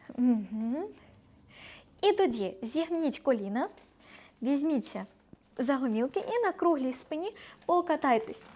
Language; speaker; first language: Ukrainian; non-native, local second language; Russian